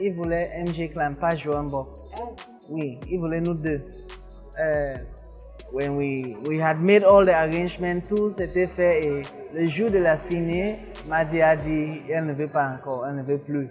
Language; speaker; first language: French; non-native, local second language; English